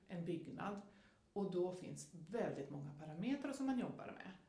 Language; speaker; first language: Swedish; non-native, fluent; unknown